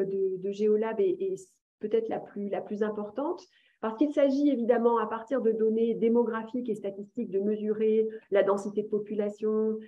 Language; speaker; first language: French; native; French